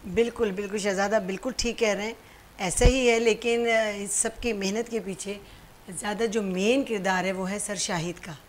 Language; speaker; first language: Urdu; native; Urdu